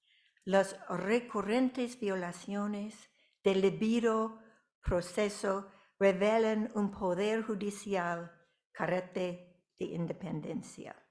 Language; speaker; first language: Spanish; non-native, fluent; English